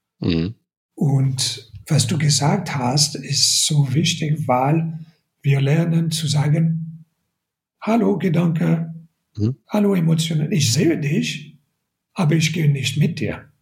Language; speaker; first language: German; non-native, fluent; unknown